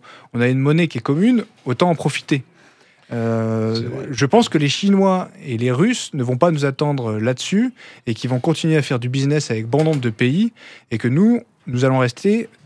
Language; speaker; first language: French; native; French